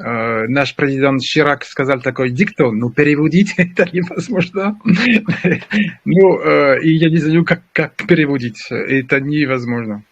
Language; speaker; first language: Russian; non-native, learner; French